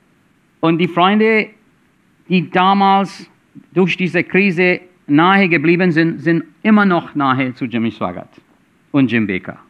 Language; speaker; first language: German; non-native, fluent; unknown